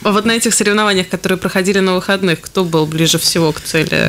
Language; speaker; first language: Russian; native; Russian